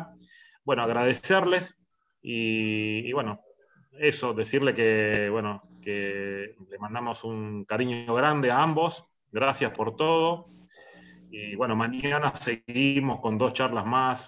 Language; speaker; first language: Spanish; native; Spanish